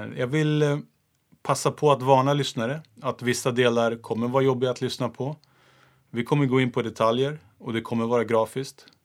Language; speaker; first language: Swedish; early bilingual, other home language; Turoyo